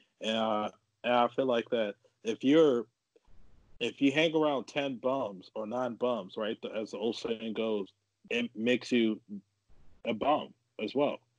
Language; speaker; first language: English; native; English